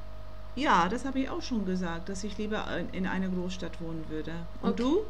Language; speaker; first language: German; non-native, learner; English